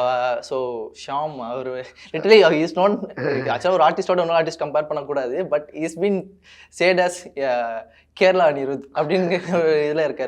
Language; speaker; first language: Tamil; native; Tamil